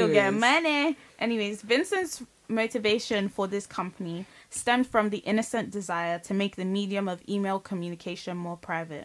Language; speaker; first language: English; non-native, local second language; Yoruba